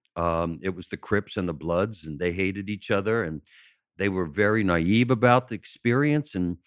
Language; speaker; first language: English; native; English